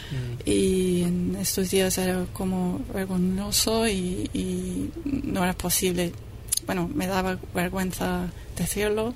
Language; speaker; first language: Spanish; non-native, fluent; English